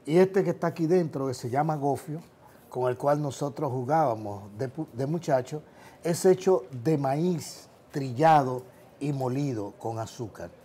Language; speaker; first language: Spanish; native; Spanish